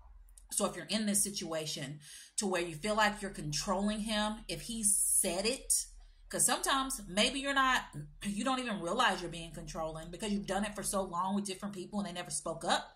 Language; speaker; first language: English; native; English